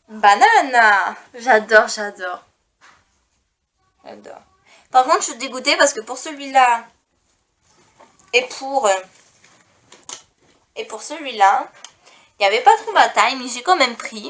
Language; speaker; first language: French; native; French